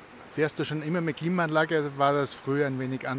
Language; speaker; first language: German; native; German